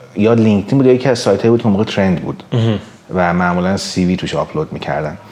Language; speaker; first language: Persian; native; Persian